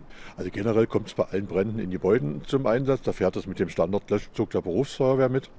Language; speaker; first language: German; native; German